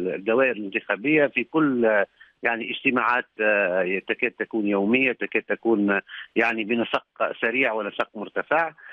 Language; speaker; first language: Arabic; native; Arabic